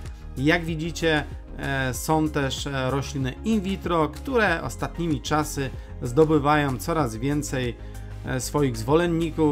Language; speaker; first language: Polish; native; Polish